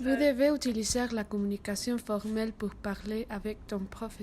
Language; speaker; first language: French; non-native, learner; Spanish